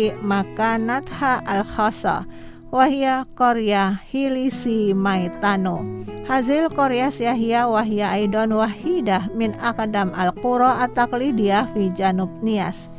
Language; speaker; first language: Arabic; non-native, fluent; Indonesian